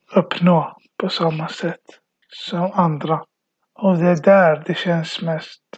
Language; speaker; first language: Swedish; early bilingual, other home language; Arabic